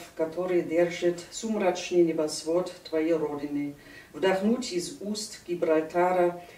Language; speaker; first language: Russian; non-native, fluent; German